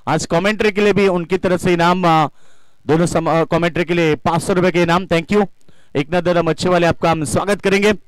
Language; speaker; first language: Hindi; non-native, local second language; Marathi